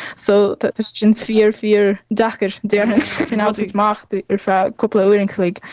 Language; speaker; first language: Irish; non-native, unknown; Portuguese